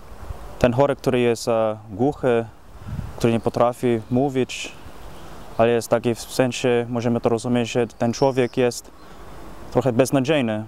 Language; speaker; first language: Polish; non-native, fluent; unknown